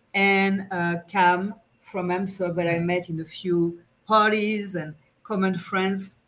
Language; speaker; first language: English; non-native, fluent; French